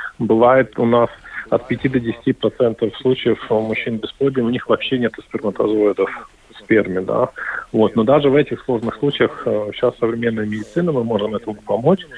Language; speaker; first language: Russian; non-native, local second language; Latvian